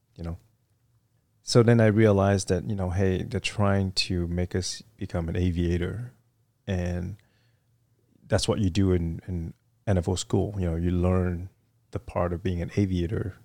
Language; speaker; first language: English; non-native, fluent; French